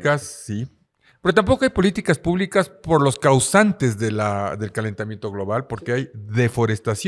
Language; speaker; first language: Spanish; native; Spanish